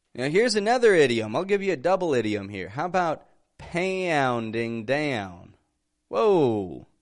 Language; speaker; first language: English; native; English